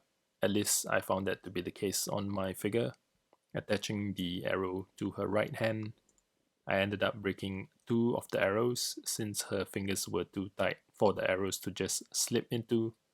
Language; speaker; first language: English; native; English